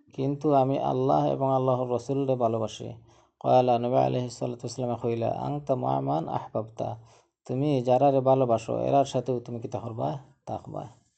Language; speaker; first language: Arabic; non-native, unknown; Sylheti